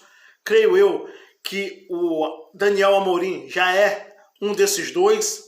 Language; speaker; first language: Portuguese; native; Portuguese